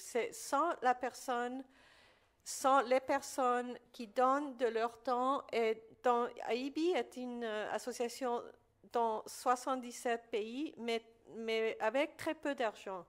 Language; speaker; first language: French; non-native, fluent; Spanish